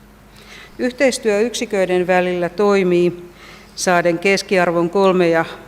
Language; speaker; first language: Finnish; native; Finnish